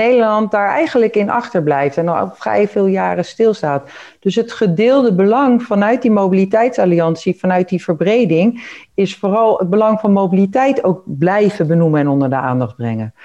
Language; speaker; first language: Dutch; native; Dutch